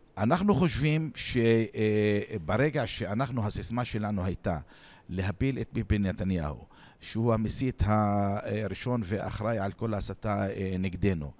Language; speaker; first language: Hebrew; non-native, local second language; Arabic